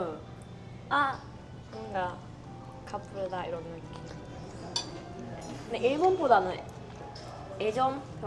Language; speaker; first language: Korean; non-native, fluent; Japanese